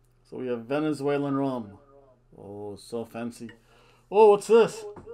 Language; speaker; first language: English; native; English